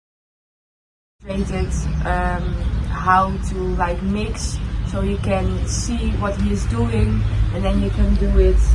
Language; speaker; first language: English; non-native, fluent; Dutch